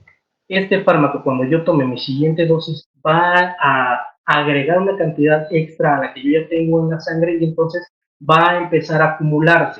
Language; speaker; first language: Spanish; native; Spanish